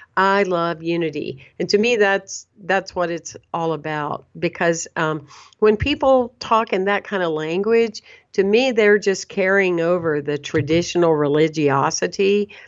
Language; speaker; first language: English; native; English